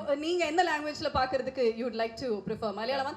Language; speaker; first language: Tamil; native; Tamil